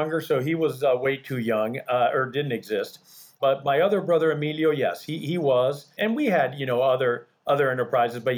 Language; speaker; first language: English; early bilingual, other home language; Spanish